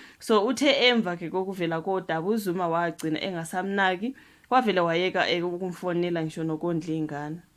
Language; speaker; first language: Zulu; non-native, local second language; Xhosa